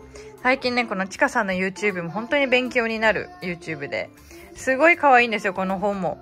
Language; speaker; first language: Japanese; native; Japanese